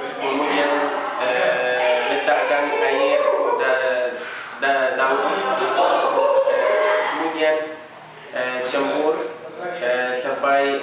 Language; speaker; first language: Indonesian; non-native, learner; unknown